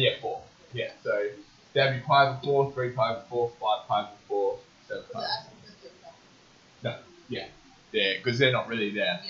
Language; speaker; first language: English; native; English